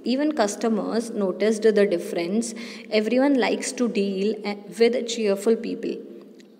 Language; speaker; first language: English; non-native, local second language; Hindi